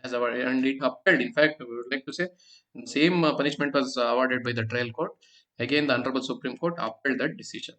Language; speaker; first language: English; non-native, local second language; Kannada